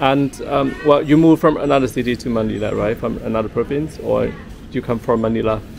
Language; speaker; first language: English; non-native, fluent; Vietnamese